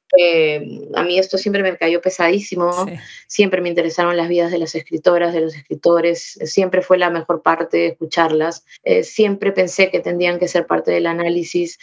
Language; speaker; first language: Spanish; native; Spanish